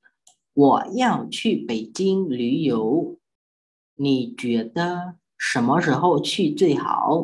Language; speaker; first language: Chinese; non-native, fluent; Khmer